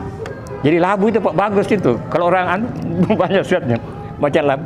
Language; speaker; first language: Indonesian; native; Indonesian